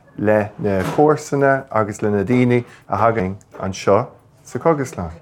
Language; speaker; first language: Irish; non-native, local second language; English